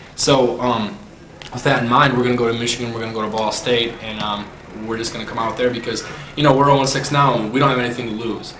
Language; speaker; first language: English; native; English